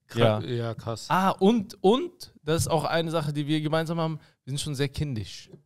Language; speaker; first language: German; early bilingual, other home language; Arabic